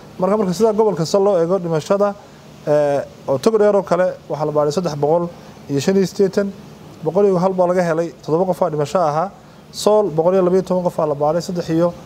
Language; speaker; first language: Somali; native; Somali